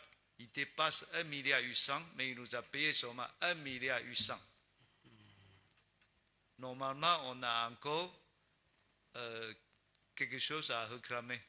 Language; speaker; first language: French; non-native, learner; Chinese